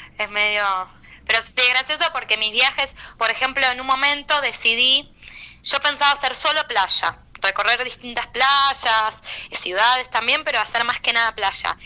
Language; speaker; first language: Spanish; native; Spanish